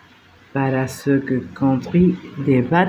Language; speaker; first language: French; non-native, fluent; Spanish